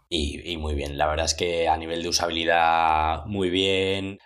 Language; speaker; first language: Spanish; native; Spanish